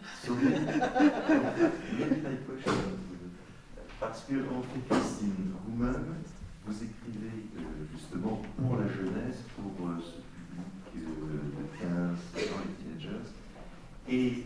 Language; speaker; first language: French; native; French